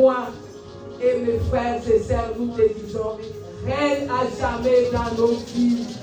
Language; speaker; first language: French; non-native, local second language; Lingala